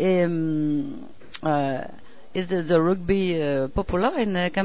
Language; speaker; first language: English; non-native, learner; French